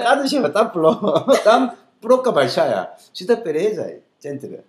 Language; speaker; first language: Russian; non-native, learner; Korean